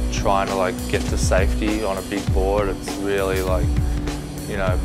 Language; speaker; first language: English; native; English